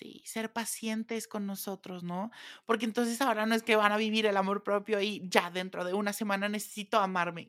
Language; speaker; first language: Spanish; native; Spanish